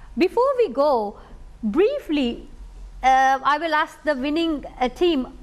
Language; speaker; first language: English; non-native, local second language; Urdu